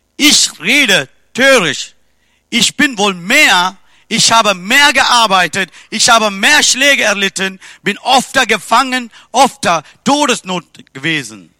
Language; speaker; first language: German; non-native, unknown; Tamil